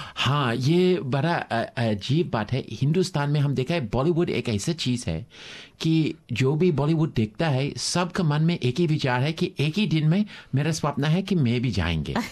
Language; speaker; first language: Hindi; non-native, fluent; English